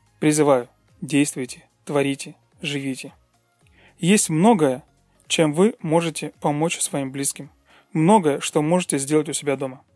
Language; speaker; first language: Russian; native; Russian